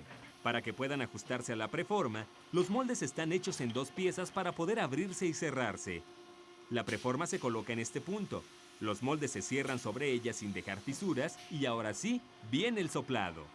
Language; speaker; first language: Spanish; native; Spanish